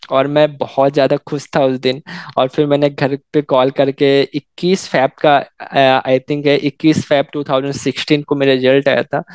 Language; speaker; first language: Hindi; native; Hindi